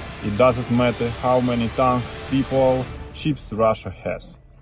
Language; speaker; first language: English; non-native, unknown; Ukrainian